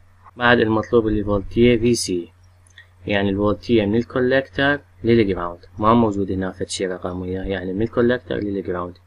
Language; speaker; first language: Arabic; native; Arabic